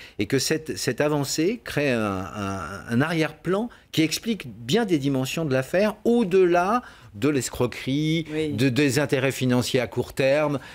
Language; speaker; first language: French; native; French